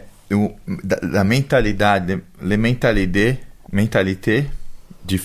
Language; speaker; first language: French; non-native, learner; Portuguese